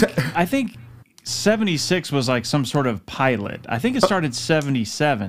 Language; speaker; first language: English; native; English